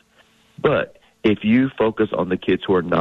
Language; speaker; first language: English; native; English